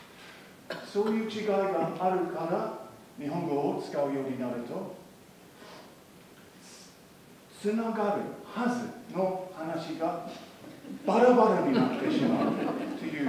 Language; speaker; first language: Japanese; non-native, fluent; English